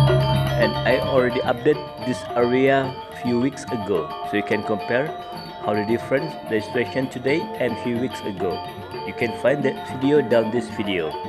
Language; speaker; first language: English; non-native, learner; Indonesian